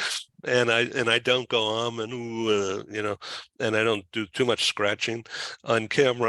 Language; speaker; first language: English; native; English